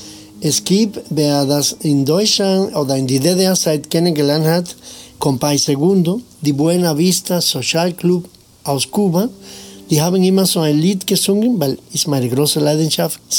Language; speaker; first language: German; non-native, fluent; Spanish